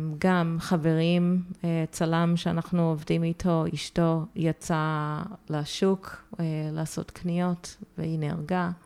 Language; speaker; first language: Hebrew; early bilingual, heritage; Hebrew